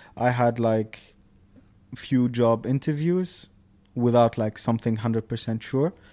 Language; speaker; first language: English; non-native, fluent; Arabic